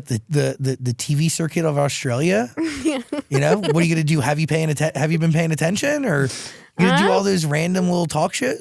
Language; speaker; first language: English; native; English